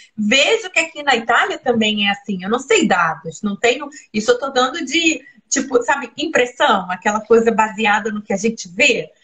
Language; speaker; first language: Portuguese; native; Portuguese